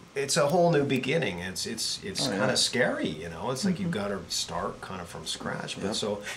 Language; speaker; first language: English; native; English